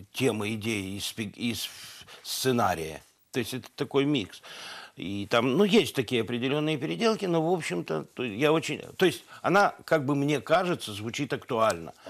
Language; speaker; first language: Russian; native; Russian